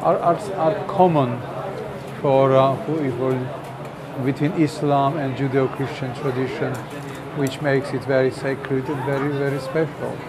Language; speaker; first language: English; non-native, fluent; Georgian